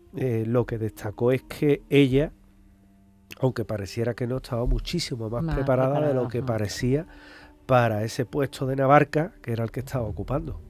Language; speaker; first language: Spanish; native; Spanish